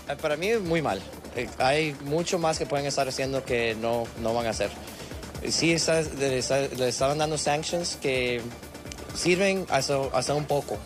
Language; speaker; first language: Spanish; early bilingual, heritage; Spanish